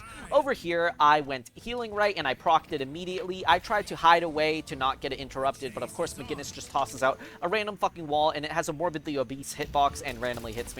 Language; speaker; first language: English; native; English